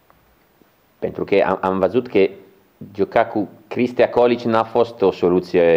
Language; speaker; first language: Romanian; non-native, learner; Italian